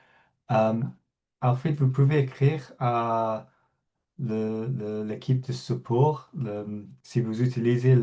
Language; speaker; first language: French; non-native, fluent; English